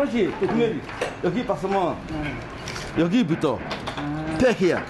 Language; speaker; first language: Korean; non-native, learner; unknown